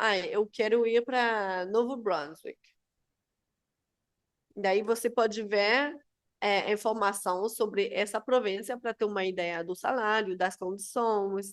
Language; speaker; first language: Portuguese; non-native, fluent; Spanish